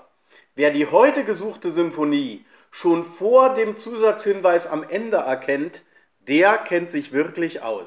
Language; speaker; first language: German; native; German